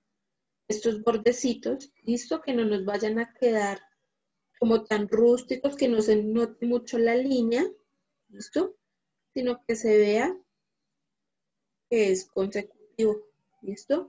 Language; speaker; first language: Spanish; native; Spanish